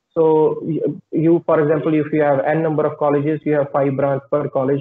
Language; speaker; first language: English; non-native, local second language; Punjabi